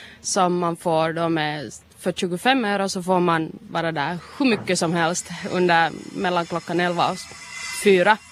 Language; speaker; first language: Swedish; native; Swedish